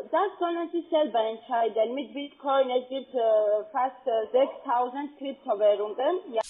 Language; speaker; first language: German; non-native, fluent; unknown